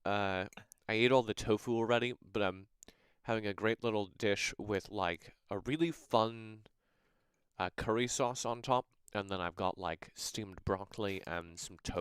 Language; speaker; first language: English; native; English